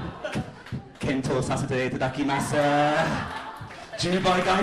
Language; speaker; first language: Japanese; non-native, fluent; English